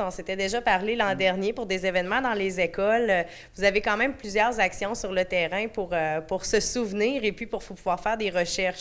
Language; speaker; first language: French; native; French